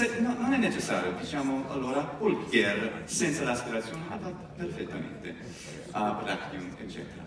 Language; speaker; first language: Italian; non-native, fluent; English